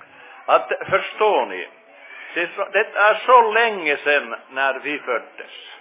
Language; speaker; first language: Swedish; non-native, fluent; Finnish